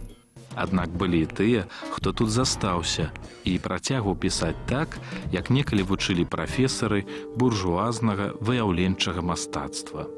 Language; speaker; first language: Belarusian; native; Belarusian